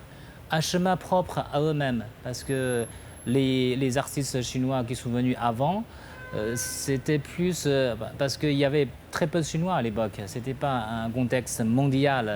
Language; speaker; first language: French; non-native, fluent; Chinese